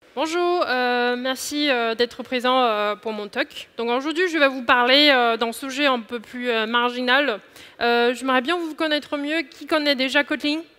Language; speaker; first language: French; non-native, fluent; Chinese